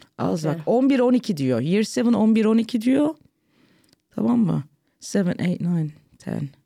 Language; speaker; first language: Turkish; early bilingual, heritage; Turkish